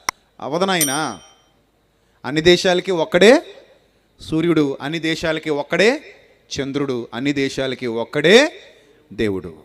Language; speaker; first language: Telugu; native; Telugu